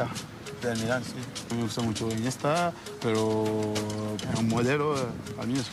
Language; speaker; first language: Spanish; non-native, learner; French